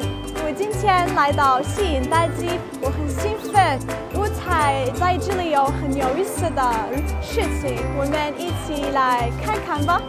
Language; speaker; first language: Chinese; non-native, learner; Arabic